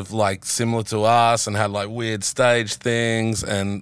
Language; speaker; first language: English; native; English